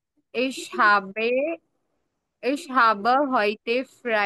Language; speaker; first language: German; non-native, learner; Marathi